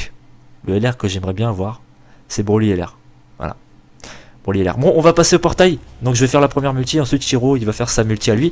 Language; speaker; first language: French; native; French